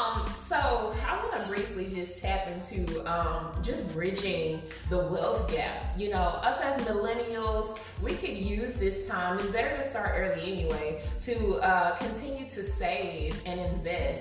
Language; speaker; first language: English; native; English